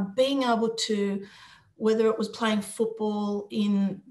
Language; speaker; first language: English; native; English